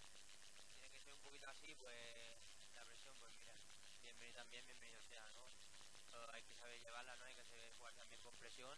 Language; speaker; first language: Spanish; native; Spanish